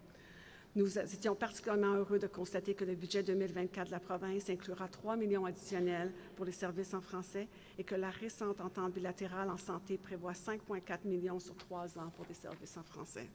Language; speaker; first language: French; native; French